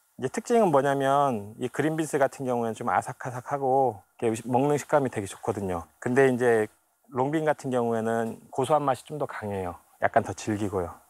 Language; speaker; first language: Korean; native; Korean